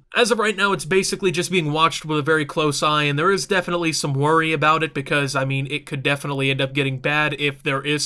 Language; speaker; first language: English; native; English